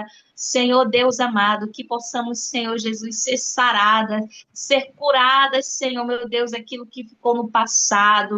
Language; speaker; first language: Portuguese; native; Portuguese